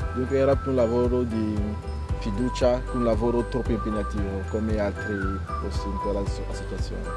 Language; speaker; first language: Italian; non-native, fluent; French